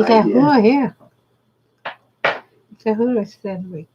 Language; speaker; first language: Danish; non-native, fluent; Filipino